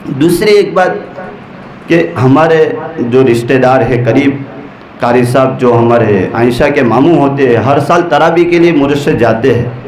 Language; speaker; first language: Urdu; non-native, local second language; Gujarati